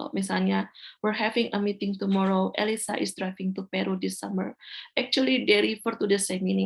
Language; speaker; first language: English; non-native, fluent; Indonesian